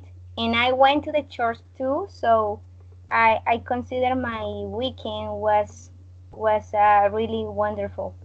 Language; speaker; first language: English; non-native, learner; Spanish